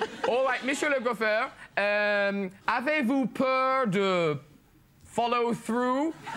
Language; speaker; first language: French; non-native, learner; English